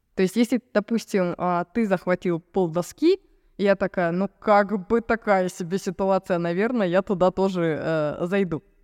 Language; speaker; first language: Russian; native; Russian